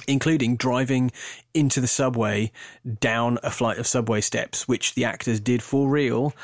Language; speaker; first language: English; native; English